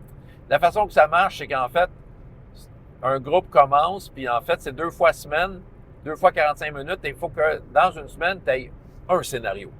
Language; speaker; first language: French; native; French